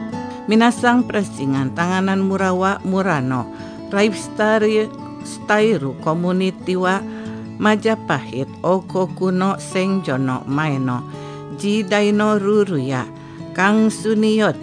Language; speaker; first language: Japanese; non-native, fluent; Indonesian